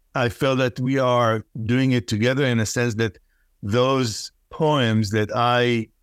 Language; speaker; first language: English; non-native, fluent; Hebrew